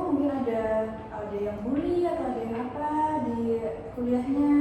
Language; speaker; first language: Indonesian; native; Indonesian